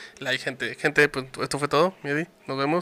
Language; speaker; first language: Spanish; native; Spanish